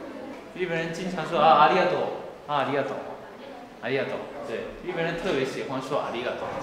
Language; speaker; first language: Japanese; non-native, fluent; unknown